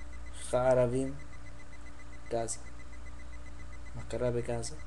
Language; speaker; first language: Hebrew; non-native, learner; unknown